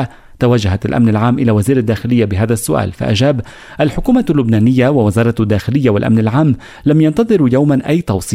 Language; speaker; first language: Arabic; native; Arabic